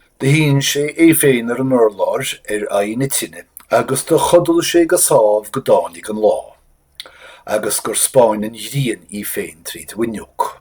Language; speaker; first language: Irish; native; Irish